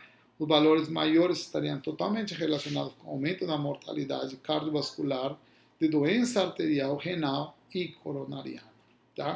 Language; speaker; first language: Portuguese; non-native, fluent; Spanish